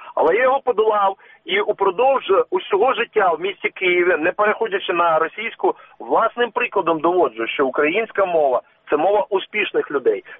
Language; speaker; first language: Ukrainian; native; Ukrainian